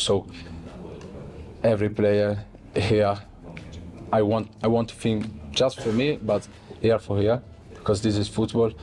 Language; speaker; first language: English; non-native, fluent; Italian